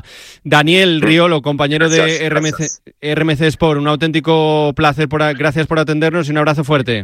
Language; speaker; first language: Spanish; native; Spanish